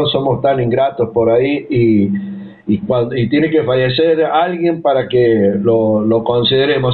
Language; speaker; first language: Spanish; native; Spanish